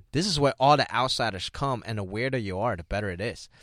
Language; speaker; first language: English; non-native, local second language; Cantonese